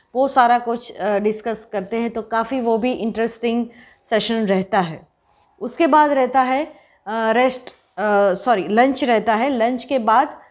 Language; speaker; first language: Hindi; non-native, local second language; Gujarati